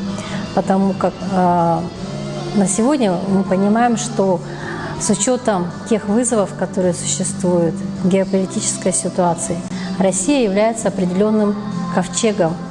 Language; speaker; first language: Russian; native; Russian